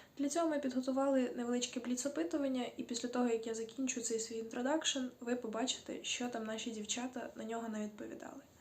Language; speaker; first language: Ukrainian; native; Ukrainian